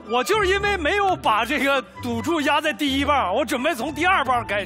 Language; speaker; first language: Chinese; native; Chinese